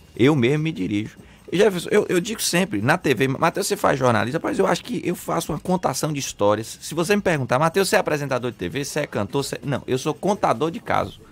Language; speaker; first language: Portuguese; native; Portuguese